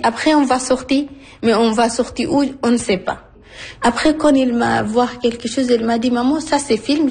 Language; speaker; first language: French; non-native, learner; Arabic